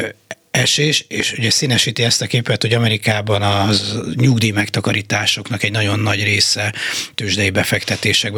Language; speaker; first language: Hungarian; native; Hungarian